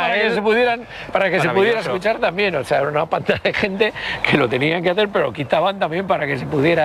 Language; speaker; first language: Spanish; native; Spanish